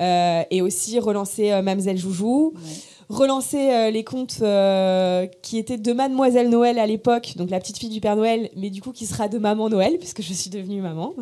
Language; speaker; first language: French; native; French